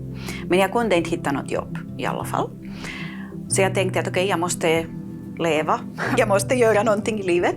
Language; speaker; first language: Swedish; non-native, fluent; Catalan